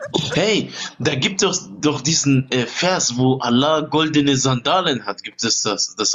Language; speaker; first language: German; native; German